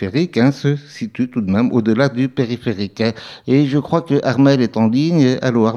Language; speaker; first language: French; native; French